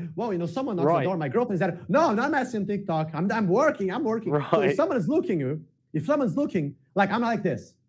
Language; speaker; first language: English; non-native, fluent; Portuguese